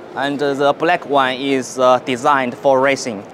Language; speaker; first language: English; non-native, learner; Chinese